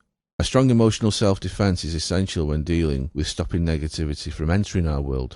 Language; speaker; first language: English; native; English